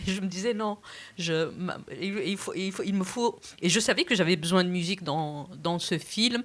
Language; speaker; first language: French; non-native, local second language; Arabic